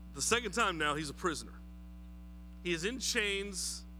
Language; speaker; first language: English; native; English